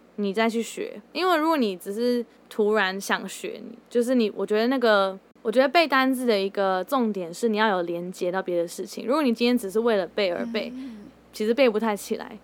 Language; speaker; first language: Chinese; early bilingual, heritage; Chinese